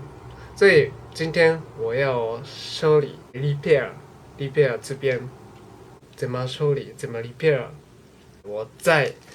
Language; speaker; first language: Chinese; non-native, learner; Japanese